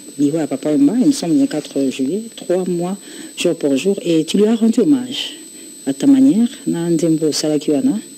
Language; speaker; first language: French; non-native, local second language; Lingala